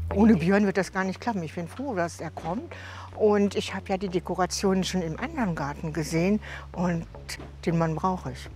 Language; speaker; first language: German; native; German